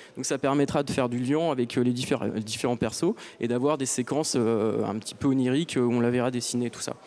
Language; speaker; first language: French; native; French